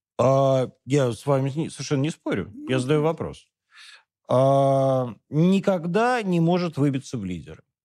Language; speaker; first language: Russian; native; Russian